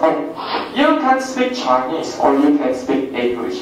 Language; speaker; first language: English; non-native, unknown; Chinese